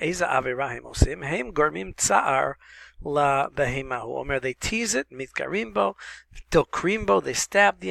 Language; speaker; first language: Hebrew; non-native, fluent; English